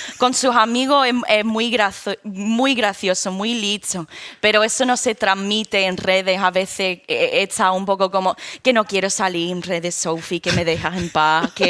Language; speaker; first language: Spanish; non-native, fluent; English